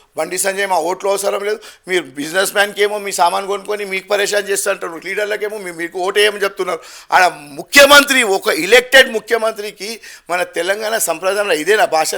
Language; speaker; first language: Telugu; non-native, local second language; Gujarati